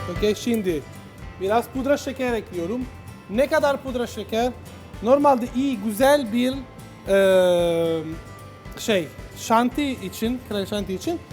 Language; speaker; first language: Turkish; non-native, learner; Italian